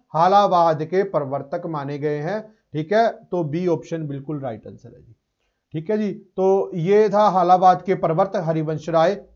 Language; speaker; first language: Hindi; non-native, local second language; Punjabi